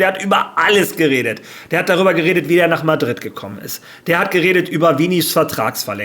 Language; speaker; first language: German; native; German